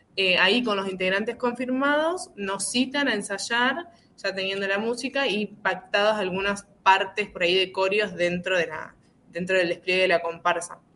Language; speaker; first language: Spanish; native; Spanish